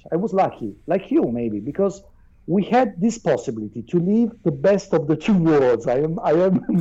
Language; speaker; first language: English; non-native, fluent; Italian